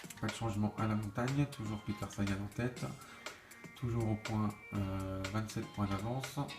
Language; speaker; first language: French; native; French